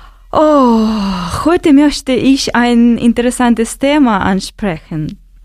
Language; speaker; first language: German; non-native, learner; Russian